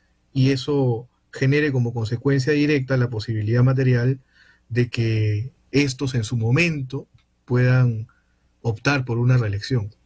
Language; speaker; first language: Spanish; native; Spanish